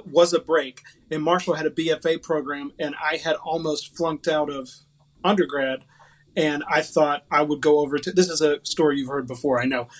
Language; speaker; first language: English; native; English